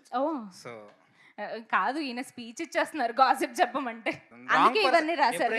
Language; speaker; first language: Telugu; native; Telugu